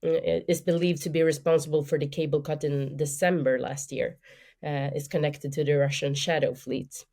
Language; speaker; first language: English; non-native, fluent; Swedish